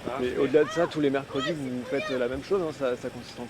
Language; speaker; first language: French; native; French